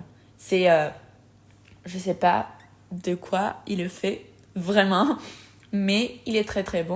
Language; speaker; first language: French; non-native, fluent; Spanish